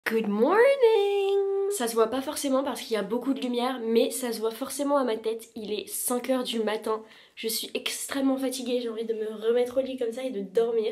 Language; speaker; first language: French; native; French